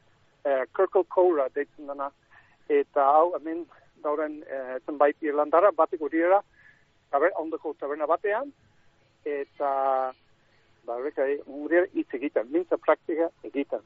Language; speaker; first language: Basque; non-native, fluent; English